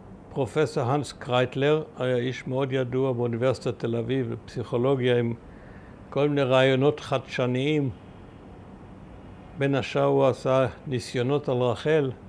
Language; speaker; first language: Hebrew; early bilingual, other home language; German